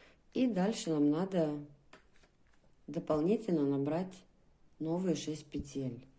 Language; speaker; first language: Russian; native; Russian